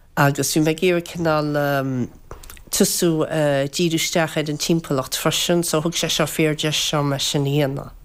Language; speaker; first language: Irish; native; Irish